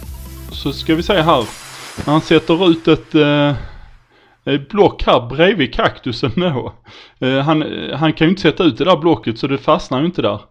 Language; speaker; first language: Swedish; native; Swedish